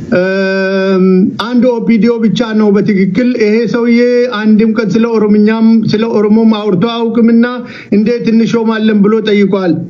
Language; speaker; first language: Amharic; non-native, local second language; Oromo